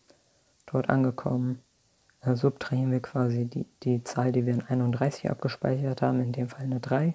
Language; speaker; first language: German; native; German